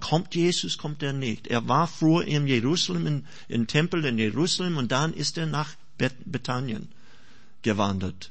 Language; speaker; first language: German; non-native, fluent; English